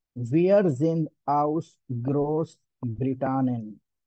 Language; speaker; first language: German; non-native, learner; Hindi